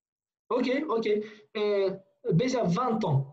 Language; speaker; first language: French; non-native, fluent; Kurdish